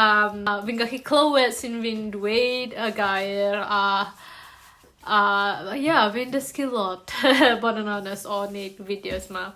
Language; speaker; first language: Welsh; non-native, learner; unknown